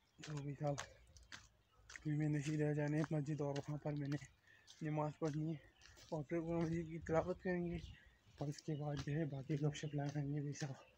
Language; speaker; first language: Hindi; non-native, local second language; Pashto